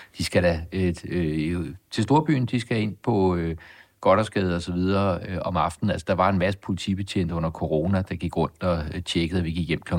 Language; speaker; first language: Danish; native; Danish